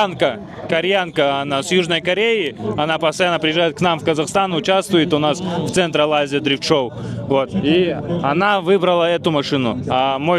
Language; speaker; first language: Russian; native; Russian